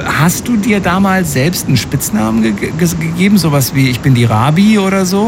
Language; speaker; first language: German; native; German